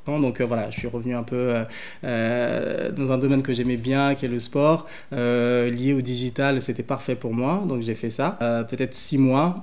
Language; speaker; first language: French; early bilingual, other home language; English